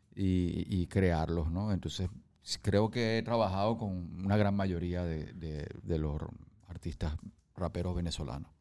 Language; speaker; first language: Spanish; early bilingual, heritage; Spanish